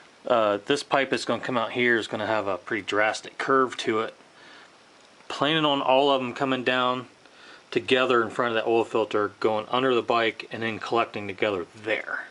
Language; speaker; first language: English; native; English